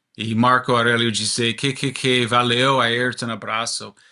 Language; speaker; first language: Portuguese; non-native, learner; English